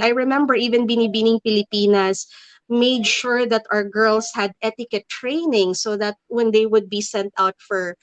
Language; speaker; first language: English; non-native, local second language; Filipino